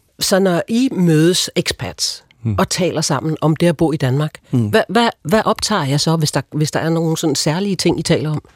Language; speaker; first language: Danish; native; Danish